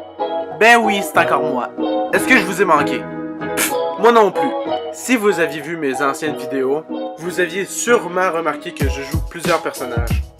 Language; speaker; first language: French; native; French